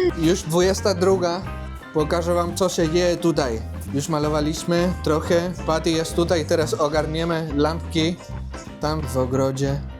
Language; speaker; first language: Polish; non-native, fluent; Spanish